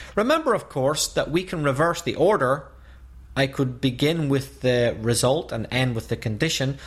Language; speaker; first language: English; native; English